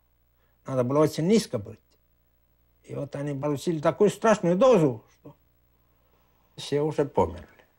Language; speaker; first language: Russian; native; Russian